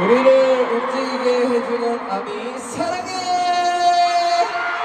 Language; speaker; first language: Korean; native; Korean